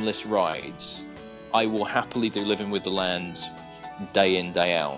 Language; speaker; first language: English; native; English